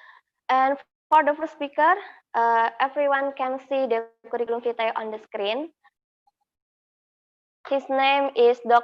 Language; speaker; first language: English; non-native, fluent; Indonesian